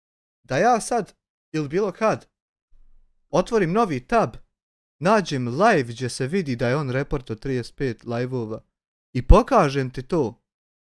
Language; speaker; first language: Bosnian; native; Bosnian